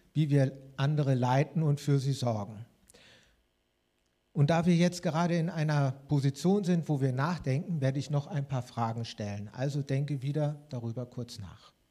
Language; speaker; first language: German; native; German